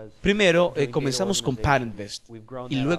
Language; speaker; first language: Spanish; non-native, fluent; English